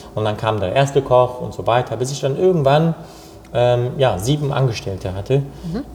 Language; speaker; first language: German; native; German